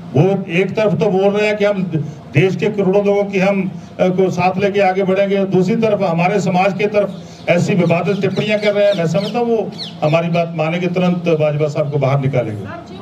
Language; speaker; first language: Hindi; non-native, local second language; Punjabi